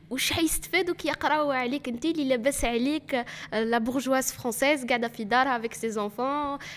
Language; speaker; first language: French; non-native, local second language; Arabic